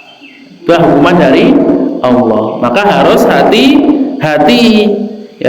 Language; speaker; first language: Indonesian; non-native, local second language; Javanese